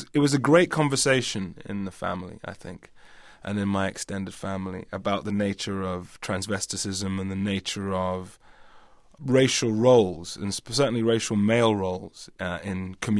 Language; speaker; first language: English; native; English